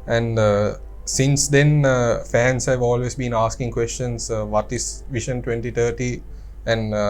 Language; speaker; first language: English; non-native, local second language; Sinhala